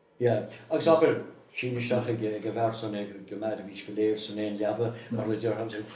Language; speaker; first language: Irish; native; Irish